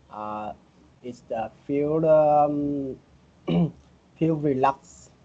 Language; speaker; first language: English; non-native, learner; Vietnamese